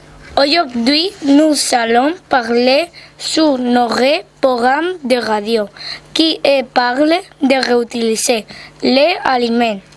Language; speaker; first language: French; non-native, learner; Spanish